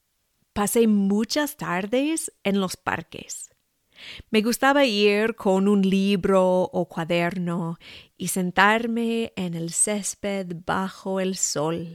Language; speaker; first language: Spanish; non-native, fluent; English